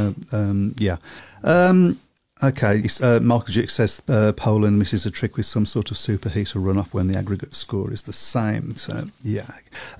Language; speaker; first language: English; native; English